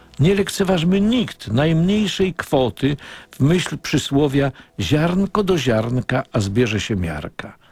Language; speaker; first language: Polish; native; Polish